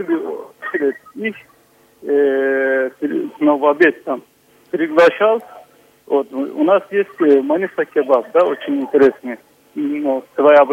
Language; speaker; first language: Russian; non-native, fluent; Turkish